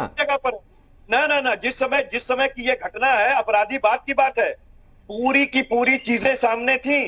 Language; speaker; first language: Hindi; native; Hindi